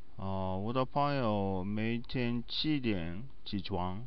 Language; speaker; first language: Chinese; non-native, learner; Japanese